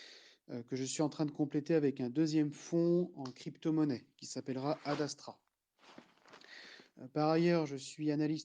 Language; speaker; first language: French; native; French